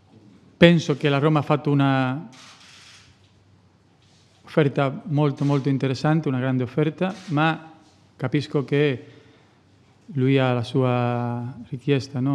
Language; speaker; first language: Italian; non-native, fluent; Spanish